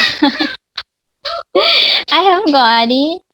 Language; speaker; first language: English; non-native, learner; Vietnamese